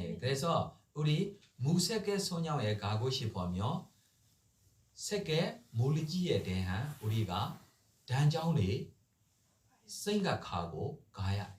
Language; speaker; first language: Korean; non-native, learner; Burmese